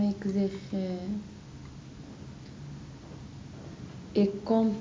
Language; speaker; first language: Dutch; non-native, learner; Arabic